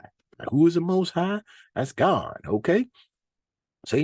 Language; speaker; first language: English; native; English